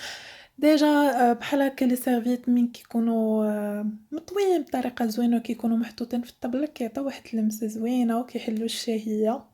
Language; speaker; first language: Arabic; native; Arabic